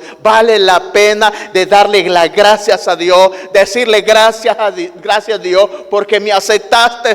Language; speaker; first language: Spanish; native; Spanish